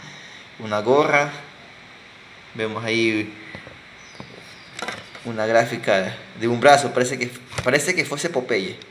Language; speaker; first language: Spanish; native; Spanish